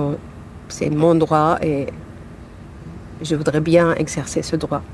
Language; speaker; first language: French; non-native, fluent; Arabic